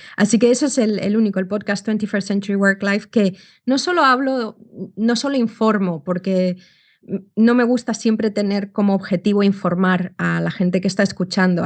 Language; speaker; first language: Spanish; native; Spanish